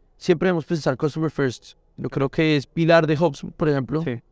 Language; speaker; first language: Spanish; native; Spanish